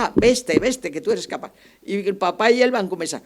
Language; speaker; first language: Spanish; non-native, local second language; Catalan